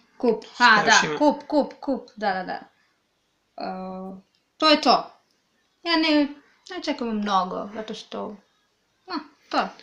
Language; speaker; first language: Serbian; non-native, learner; Swahili